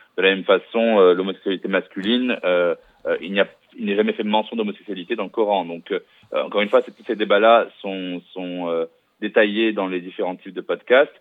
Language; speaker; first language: French; non-native, local second language; Arabic